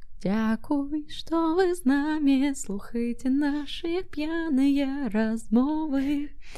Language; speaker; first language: Belarusian; non-native, local second language; Russian